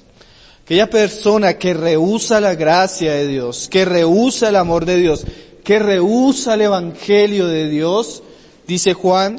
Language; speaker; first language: Spanish; native; Spanish